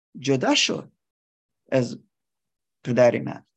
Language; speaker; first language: Persian; non-native, learner; English